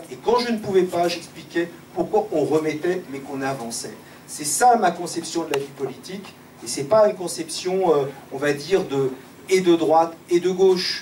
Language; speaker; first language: French; native; French